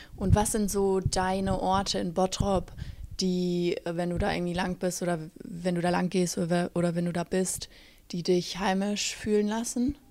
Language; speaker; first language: German; native; German